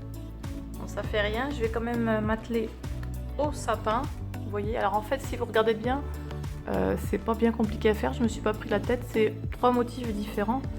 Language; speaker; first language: French; native; French